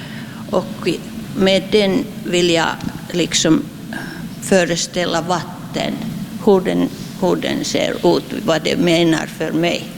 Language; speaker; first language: Swedish; non-native, local second language; Finnish